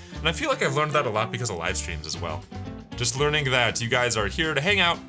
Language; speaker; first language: English; native; English